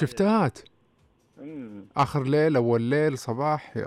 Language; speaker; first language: Arabic; native; Arabic